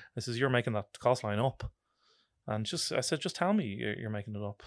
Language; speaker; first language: English; native; English